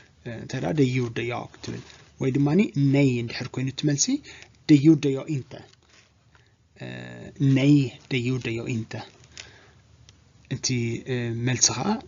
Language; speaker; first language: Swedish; non-native, fluent; Tigrinya